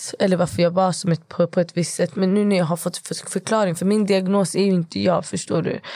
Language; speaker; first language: Swedish; early bilingual, other home language; Kurdish